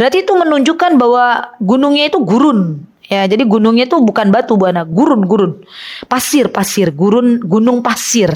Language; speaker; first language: Indonesian; native; Indonesian